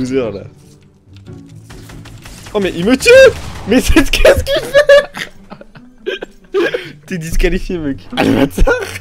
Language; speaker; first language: French; native; French